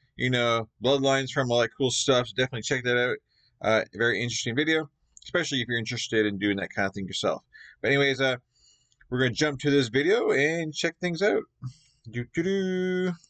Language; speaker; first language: English; native; English